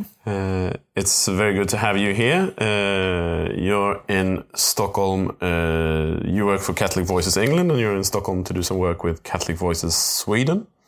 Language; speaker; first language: English; non-native, fluent; Swedish